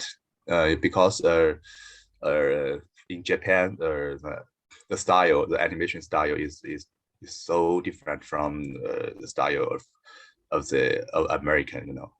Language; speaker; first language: English; non-native, learner; Chinese